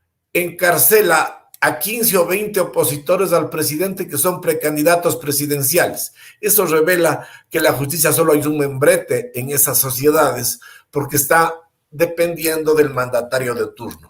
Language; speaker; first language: Spanish; native; Spanish